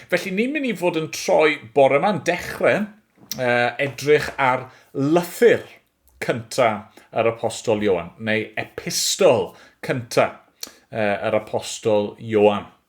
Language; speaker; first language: Welsh; native; Welsh